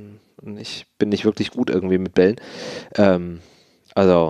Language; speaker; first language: German; native; German